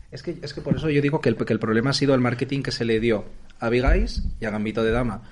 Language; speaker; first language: Spanish; native; Spanish